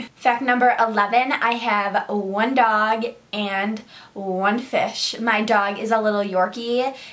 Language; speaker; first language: English; native; English